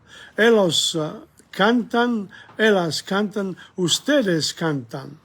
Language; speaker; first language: Spanish; non-native, learner; English